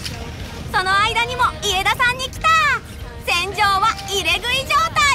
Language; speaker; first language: Japanese; native; Japanese